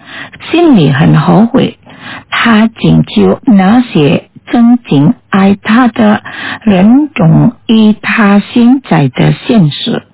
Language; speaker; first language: Chinese; early bilingual, heritage; Chinese